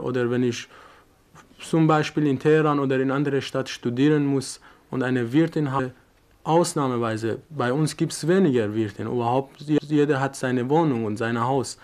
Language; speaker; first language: German; non-native, learner; Persian